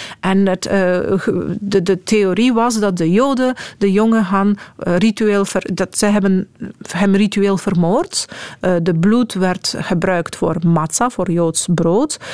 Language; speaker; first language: Dutch; non-native, fluent; Polish